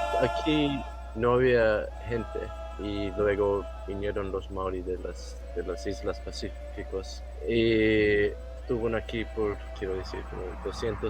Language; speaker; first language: Spanish; non-native, fluent; English